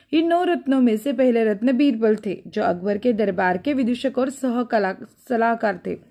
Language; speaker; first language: Hindi; non-native, local second language; Marathi